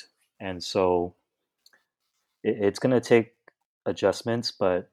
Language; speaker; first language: English; native; English